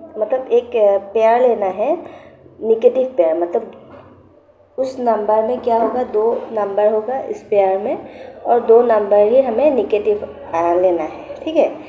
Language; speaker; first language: Hindi; non-native, local second language; Assamese